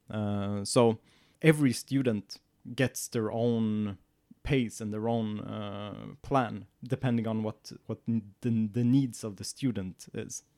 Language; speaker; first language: English; non-native, fluent; Swedish